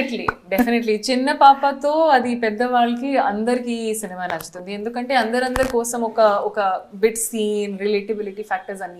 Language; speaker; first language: Telugu; non-native, learner; Hindi